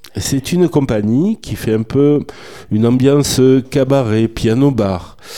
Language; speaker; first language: French; native; French